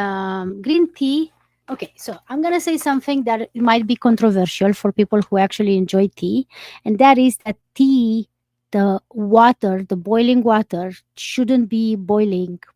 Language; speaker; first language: English; non-native, fluent; Romanian